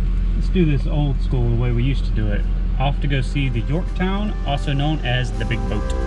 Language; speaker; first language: English; native; English